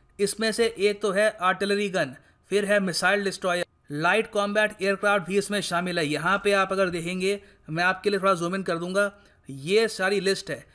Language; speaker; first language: Hindi; native; Hindi